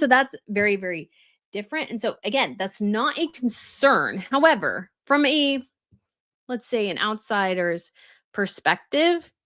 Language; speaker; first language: English; native; English